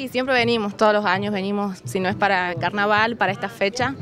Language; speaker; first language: Spanish; native; Spanish